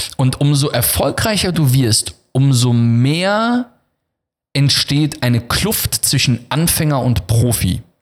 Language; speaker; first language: German; native; German